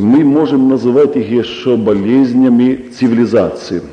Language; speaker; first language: Russian; non-native, local second language; Estonian